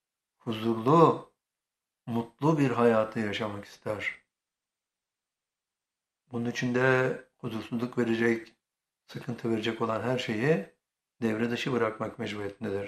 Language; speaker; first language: Turkish; native; Turkish